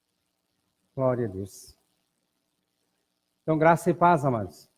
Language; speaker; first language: Portuguese; native; Portuguese